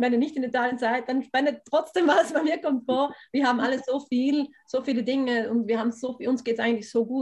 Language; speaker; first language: German; native; German